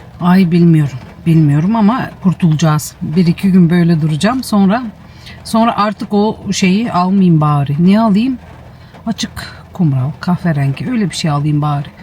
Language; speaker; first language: Turkish; native; Turkish